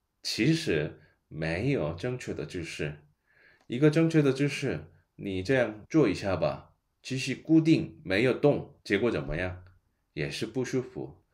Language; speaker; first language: Chinese; non-native, fluent; Korean